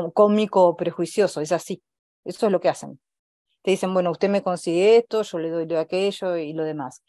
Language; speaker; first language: Spanish; native; Spanish